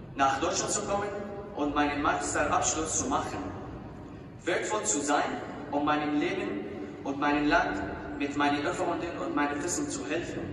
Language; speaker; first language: German; non-native, fluent; Arabic